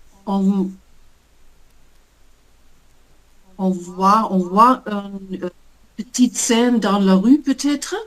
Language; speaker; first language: French; non-native, learner; German